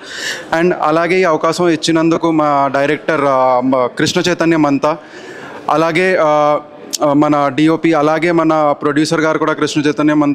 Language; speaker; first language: Telugu; native; Telugu